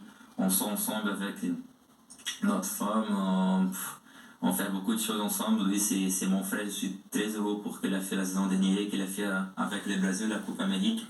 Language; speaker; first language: French; non-native, learner; Portuguese